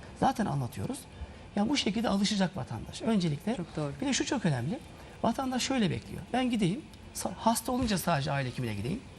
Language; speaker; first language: Turkish; native; Turkish